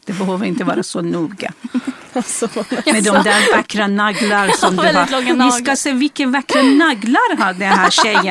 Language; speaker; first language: Swedish; non-native, fluent; Persian